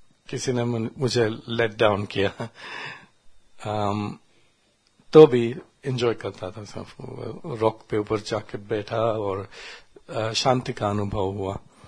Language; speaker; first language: Hindi; non-native, learner; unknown